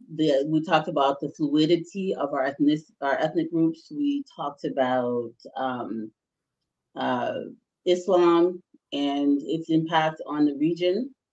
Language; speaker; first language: English; early bilingual, other home language; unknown